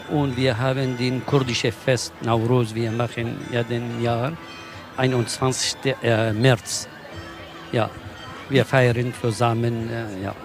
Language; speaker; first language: German; non-native, learner; Kurdish